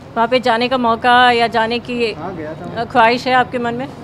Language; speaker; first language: Hindi; non-native, local second language; Telugu